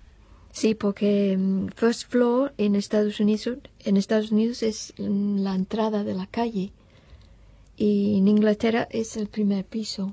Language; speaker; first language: Spanish; non-native, fluent; English